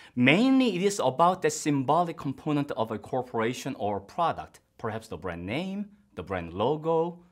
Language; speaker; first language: English; non-native, fluent; Korean